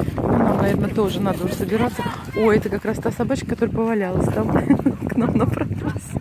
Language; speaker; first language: Russian; native; Russian